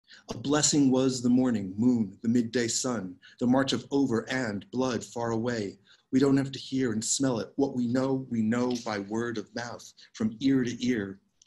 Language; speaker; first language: English; native; English